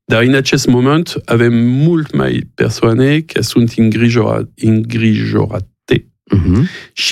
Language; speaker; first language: Romanian; non-native, learner; French